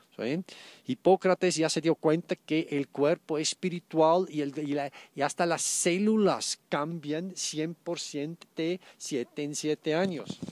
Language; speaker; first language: Spanish; non-native, fluent; German